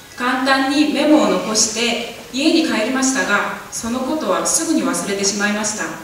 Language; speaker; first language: Japanese; non-native, fluent; Korean